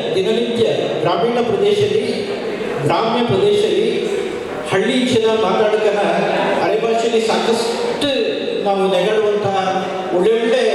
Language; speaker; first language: Kannada; non-native, local second language; Tulu